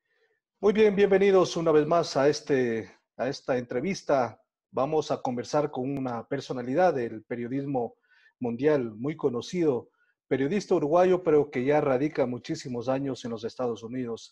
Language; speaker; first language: Spanish; native; Spanish